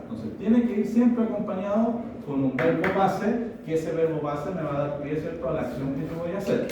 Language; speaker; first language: Spanish; native; Spanish